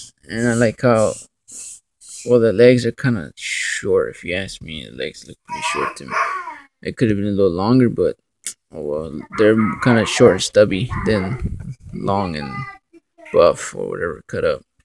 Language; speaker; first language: English; native; English